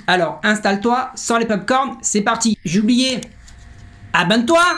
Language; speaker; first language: French; native; French